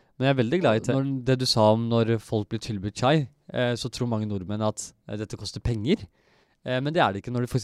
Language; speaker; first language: Norwegian; early bilingual, other home language; Turkish